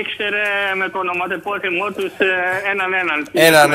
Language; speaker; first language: Greek; native; Greek